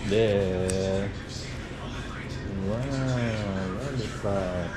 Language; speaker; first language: English; non-native, local second language; Filipino